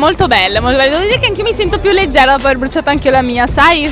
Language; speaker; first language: Italian; native; Italian